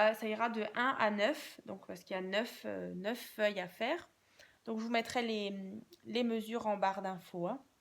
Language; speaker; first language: French; native; French